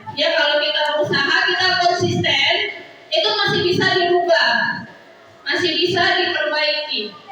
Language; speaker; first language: Indonesian; native; Indonesian